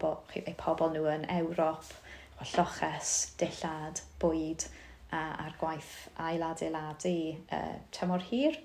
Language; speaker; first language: Welsh; native; Welsh